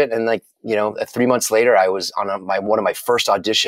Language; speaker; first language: English; native; English